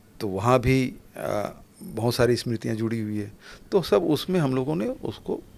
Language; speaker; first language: Hindi; native; Hindi